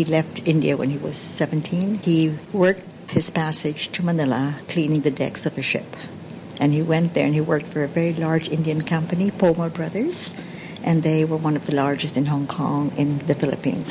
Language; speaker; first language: English; non-native, local second language; Sindhi